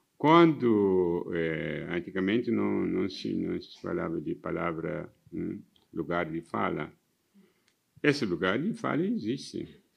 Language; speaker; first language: Portuguese; non-native, fluent; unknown